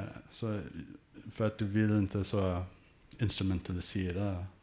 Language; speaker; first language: Swedish; early bilingual, heritage; English